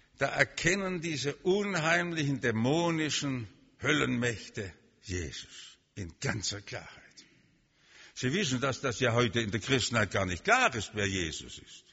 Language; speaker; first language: German; native; German